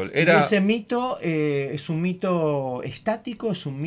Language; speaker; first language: Spanish; native; Spanish